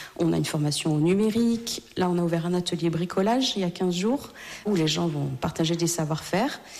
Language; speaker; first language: French; native; French